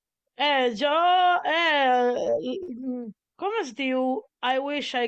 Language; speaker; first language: Catalan; non-native, learner; Italian